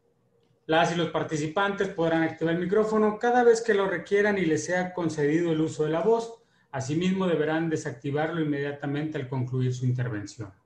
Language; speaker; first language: Spanish; native; Spanish